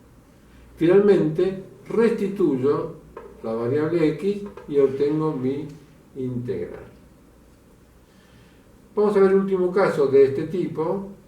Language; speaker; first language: Spanish; native; Spanish